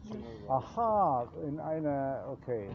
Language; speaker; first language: German; non-native, learner; Slovenian